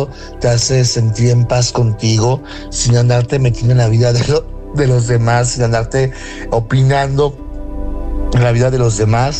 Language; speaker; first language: Spanish; native; Spanish